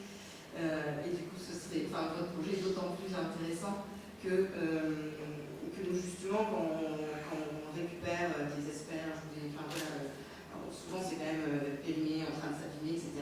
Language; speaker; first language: French; native; French